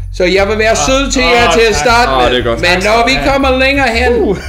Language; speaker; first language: Danish; non-native, fluent; English